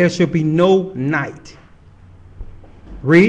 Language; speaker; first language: English; native; English